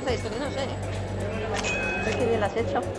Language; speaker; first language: Spanish; native; Spanish